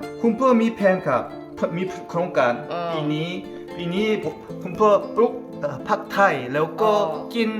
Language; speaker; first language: Thai; non-native, learner; Korean